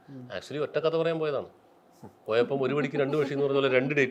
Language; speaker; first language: Malayalam; native; Malayalam